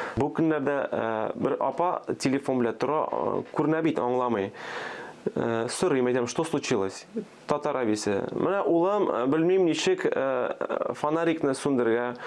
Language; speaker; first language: Tatar; early bilingual, other home language; Armenian